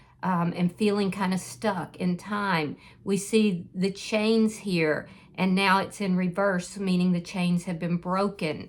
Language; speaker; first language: English; native; English